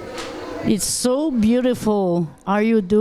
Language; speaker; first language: English; non-native, local second language; French